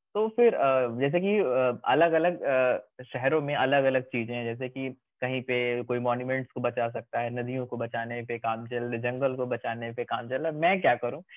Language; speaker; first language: Hindi; native; Hindi